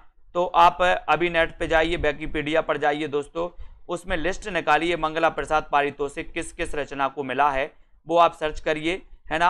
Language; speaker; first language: Hindi; native; Hindi